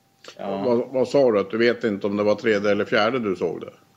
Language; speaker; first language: Swedish; native; Swedish